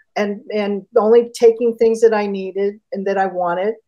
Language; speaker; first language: English; native; English